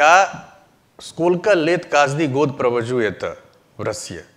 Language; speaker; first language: Russian; non-native, learner; Hindi